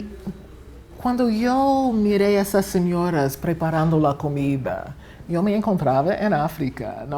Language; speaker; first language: Spanish; non-native, fluent; English